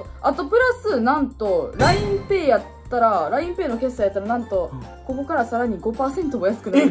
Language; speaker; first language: Japanese; native; Japanese